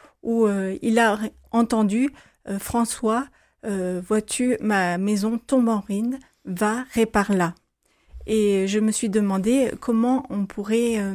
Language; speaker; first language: French; native; French